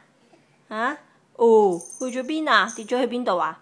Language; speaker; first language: Cantonese; native; Cantonese